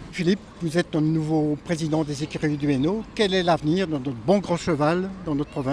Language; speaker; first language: French; native; French